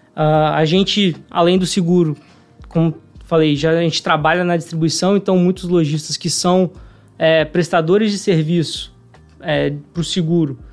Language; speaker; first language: Portuguese; native; Portuguese